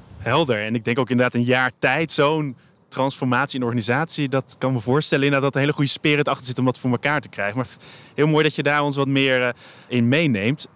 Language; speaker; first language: Dutch; native; Dutch